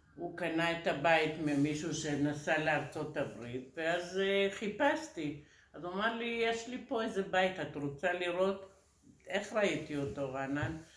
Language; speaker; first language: Hebrew; early bilingual, other home language; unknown